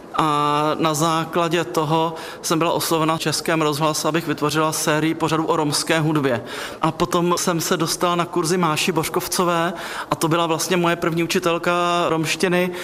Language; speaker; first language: Czech; native; Czech